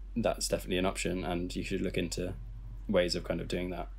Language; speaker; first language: English; native; English